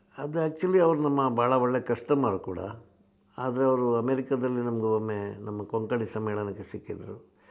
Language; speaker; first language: Kannada; non-native, local second language; Konkani